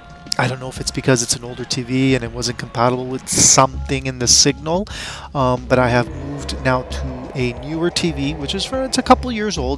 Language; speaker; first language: English; native; English